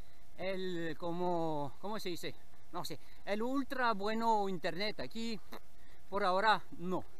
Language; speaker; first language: Spanish; non-native, learner; French